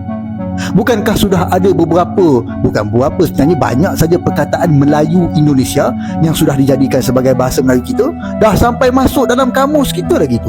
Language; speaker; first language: Malay; native; Malay